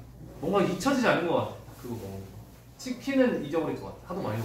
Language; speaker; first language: Korean; native; Korean